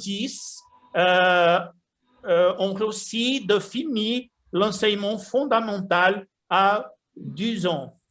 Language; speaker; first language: French; non-native, fluent; Portuguese